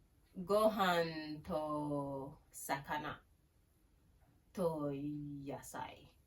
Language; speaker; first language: Japanese; non-native, learner; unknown